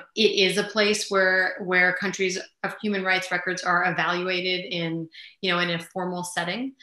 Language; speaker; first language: English; early bilingual, other home language; Armenian